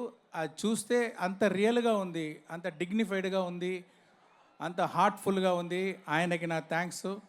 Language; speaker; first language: Telugu; non-native, local second language; Tamil